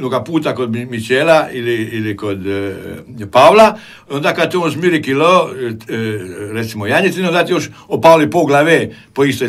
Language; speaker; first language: Croatian; native; Croatian